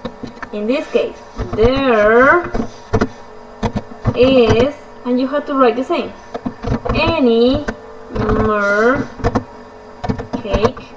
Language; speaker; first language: English; non-native, fluent; Spanish